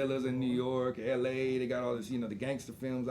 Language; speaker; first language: English; native; English